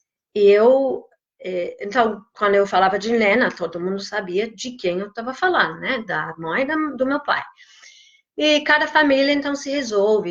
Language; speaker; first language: Portuguese; non-native, fluent; English